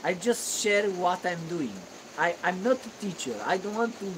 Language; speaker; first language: English; non-native, learner; Romanian